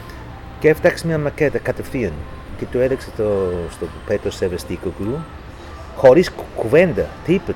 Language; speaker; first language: Greek; non-native, fluent; English